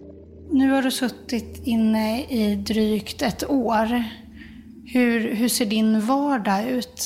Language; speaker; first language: Swedish; native; Swedish